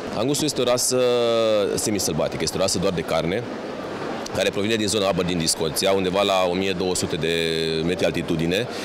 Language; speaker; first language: Romanian; native; Romanian